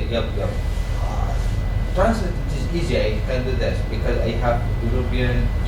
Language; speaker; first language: English; non-native, learner; Arabic